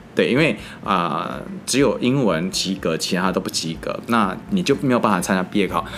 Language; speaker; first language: Chinese; non-native, fluent; Indonesian